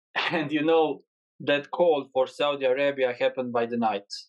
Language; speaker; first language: English; non-native, learner; Croatian